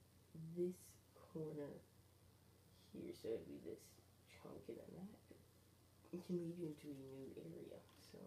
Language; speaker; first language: English; native; English